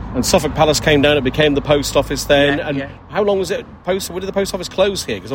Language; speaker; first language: English; native; English